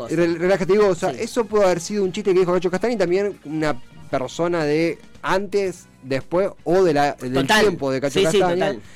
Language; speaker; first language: Spanish; native; Spanish